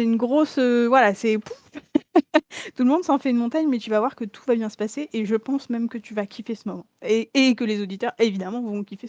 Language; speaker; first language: French; native; French